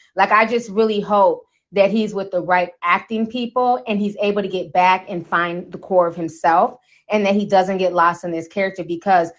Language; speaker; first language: English; native; English